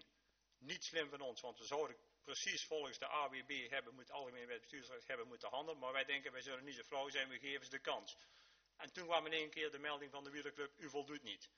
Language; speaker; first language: Dutch; native; Dutch